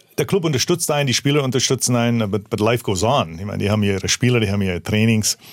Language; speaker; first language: German; early bilingual, heritage; German